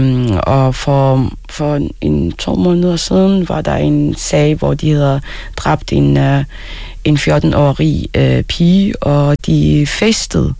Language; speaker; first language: Danish; early bilingual, other home language; Arabic